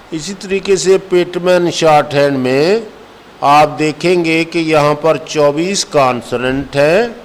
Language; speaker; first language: Urdu; non-native, local second language; Punjabi